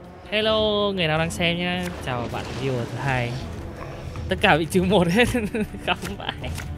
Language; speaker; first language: Vietnamese; native; Vietnamese